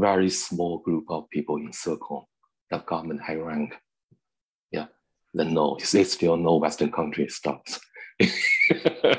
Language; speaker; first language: English; non-native, learner; Chinese